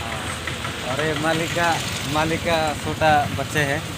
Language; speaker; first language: Hindi; non-native, local second language; Assamese